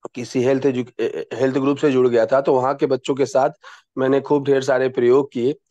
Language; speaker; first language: Hindi; native; Hindi